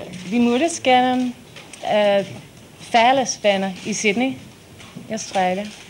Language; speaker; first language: Danish; non-native, learner; English